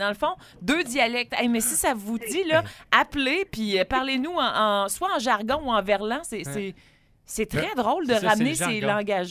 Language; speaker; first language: French; native; French